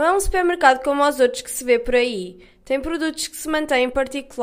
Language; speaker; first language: Portuguese; native; Portuguese